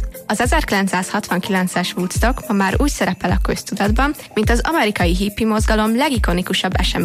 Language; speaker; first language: Hungarian; native; Hungarian